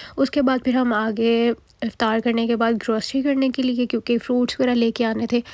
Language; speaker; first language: Urdu; native; Urdu